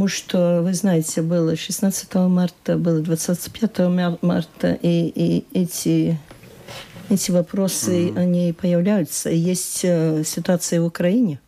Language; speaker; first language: Russian; non-native, local second language; Latvian